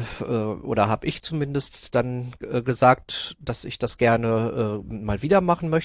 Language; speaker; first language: German; native; German